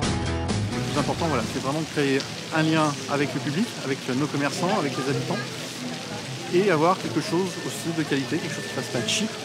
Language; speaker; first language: French; native; French